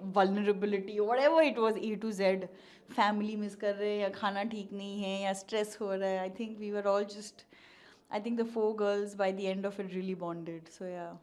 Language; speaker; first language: Hindi; native; Hindi